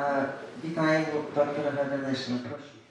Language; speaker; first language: Ukrainian; early bilingual, heritage; Ukrainian